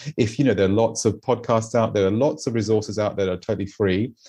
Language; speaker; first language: English; native; English